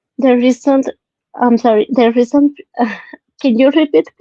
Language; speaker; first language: English; non-native, learner; Spanish